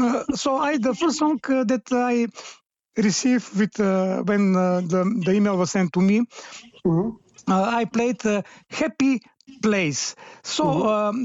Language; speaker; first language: English; non-native, fluent; Bulgarian